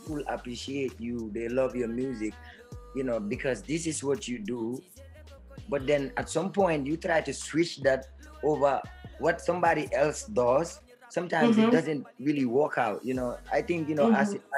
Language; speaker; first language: English; non-native, local second language; Mandingo